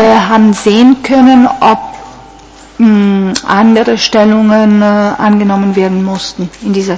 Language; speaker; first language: German; non-native, fluent; Italian